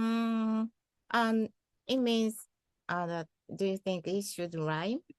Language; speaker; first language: English; non-native, fluent; Japanese